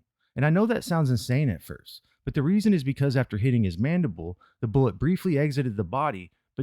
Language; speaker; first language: English; native; English